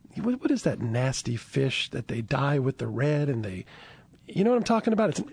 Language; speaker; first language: English; native; English